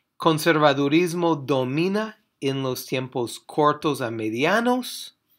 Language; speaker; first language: Spanish; non-native, fluent; English